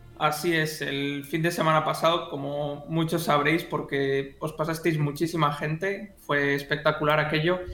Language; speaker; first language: Spanish; native; Spanish